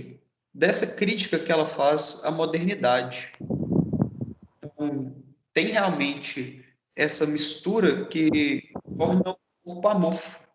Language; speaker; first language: Portuguese; native; Portuguese